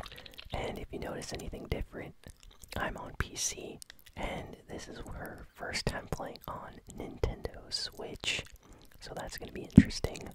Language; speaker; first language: English; native; English